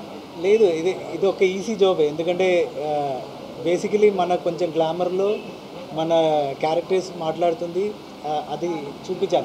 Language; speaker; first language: Telugu; non-native, fluent; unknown